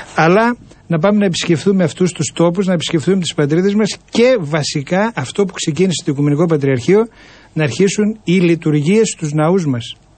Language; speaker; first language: Greek; native; Greek